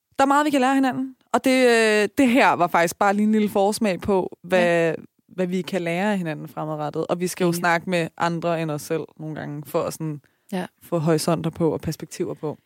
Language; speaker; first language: Danish; early bilingual, other home language; Persian